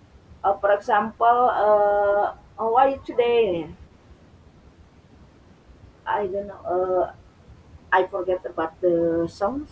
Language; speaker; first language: English; non-native, learner; Indonesian